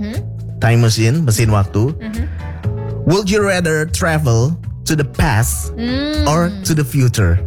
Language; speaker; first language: English; non-native, fluent; Indonesian